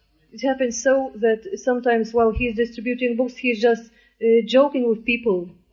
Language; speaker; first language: English; non-native, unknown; Lithuanian